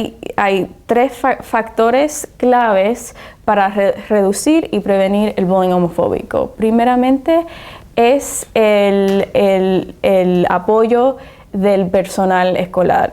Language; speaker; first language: Spanish; early bilingual, heritage; Spanish